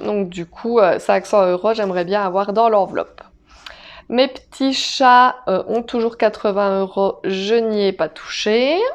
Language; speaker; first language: French; native; French